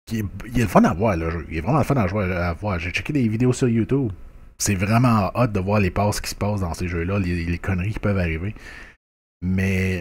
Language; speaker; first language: French; native; French